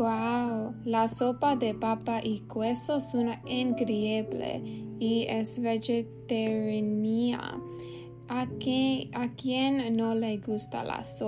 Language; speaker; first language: Spanish; non-native, learner; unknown